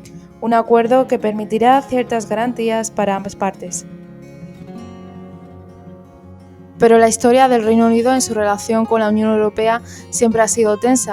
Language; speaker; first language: Spanish; native; Spanish